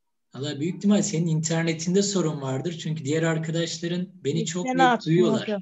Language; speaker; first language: Turkish; native; Turkish